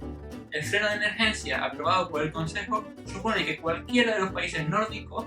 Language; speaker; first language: Spanish; native; Spanish